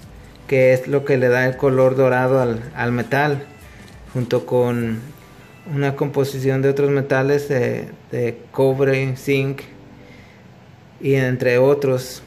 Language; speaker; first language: Spanish; native; Spanish